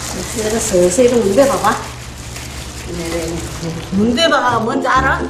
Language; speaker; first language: Korean; native; Korean